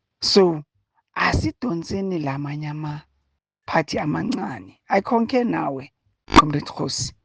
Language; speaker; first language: Zulu; native; Zulu